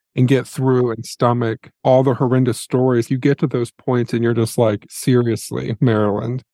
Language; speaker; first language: English; native; English